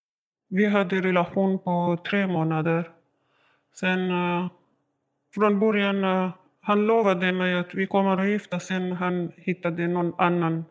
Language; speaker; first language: Swedish; non-native, learner; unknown